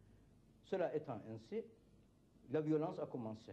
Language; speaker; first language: French; non-native, fluent; Turkish